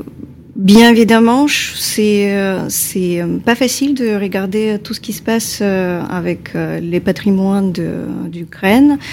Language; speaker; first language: French; non-native, fluent; Ukrainian